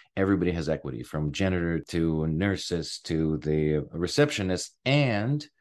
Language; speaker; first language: English; non-native, fluent; Ukrainian